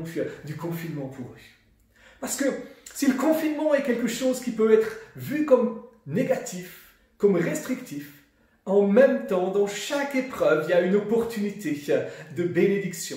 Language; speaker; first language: French; native; French